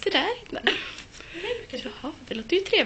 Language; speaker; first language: Swedish; native; Swedish